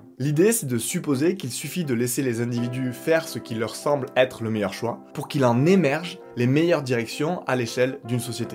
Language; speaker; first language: French; native; French